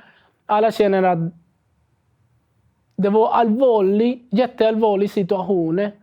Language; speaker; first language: Swedish; non-native, learner; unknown